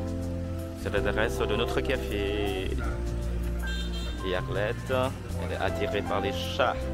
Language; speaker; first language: French; non-native, fluent; Vietnamese